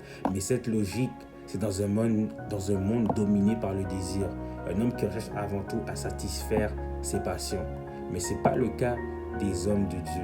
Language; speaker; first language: French; native; French